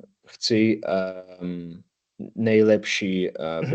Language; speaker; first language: Czech; non-native, learner; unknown